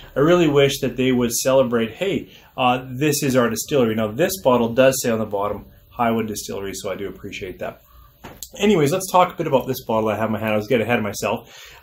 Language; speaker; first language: English; native; English